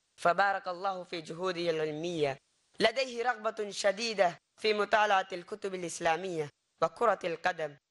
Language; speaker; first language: Arabic; non-native, fluent; Bangla